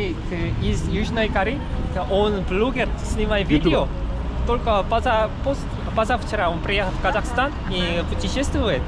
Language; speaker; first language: Russian; non-native, learner; Korean